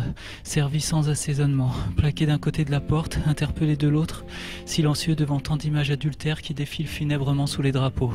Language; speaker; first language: French; native; French